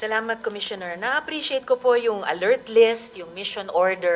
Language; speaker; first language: Filipino; native; Filipino